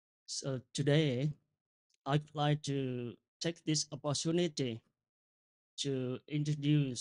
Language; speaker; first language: English; non-native, fluent; Vietnamese